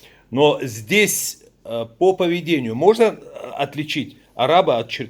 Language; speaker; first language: Russian; native; Russian